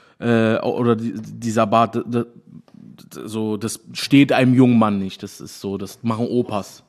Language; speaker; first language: German; native; German